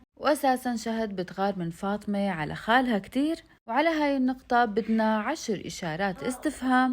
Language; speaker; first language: Arabic; native; Arabic